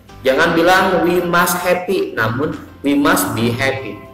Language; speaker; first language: English; non-native, fluent; Indonesian